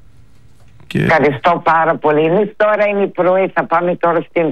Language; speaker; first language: Greek; early bilingual, heritage; Greek